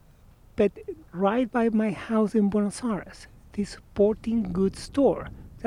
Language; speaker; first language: English; non-native, fluent; Spanish